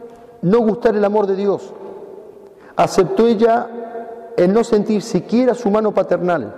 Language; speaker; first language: Spanish; native; Spanish